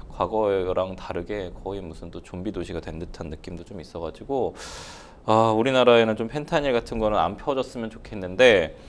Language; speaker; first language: Korean; native; Korean